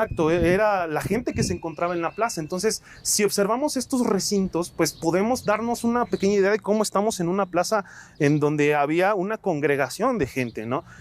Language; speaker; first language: Spanish; native; Spanish